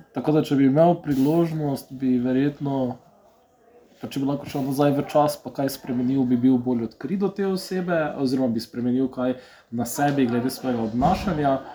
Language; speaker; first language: Slovenian; early bilingual, other home language; Serbian